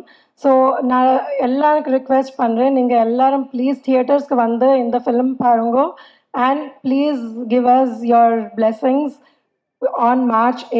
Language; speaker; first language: Tamil; non-native, learner; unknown